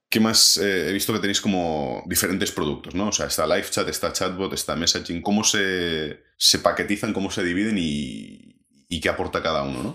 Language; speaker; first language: Spanish; native; Spanish